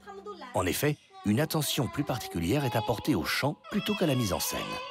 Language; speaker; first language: French; native; French